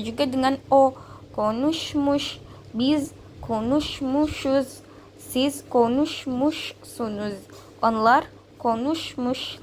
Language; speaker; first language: Turkish; non-native, learner; Indonesian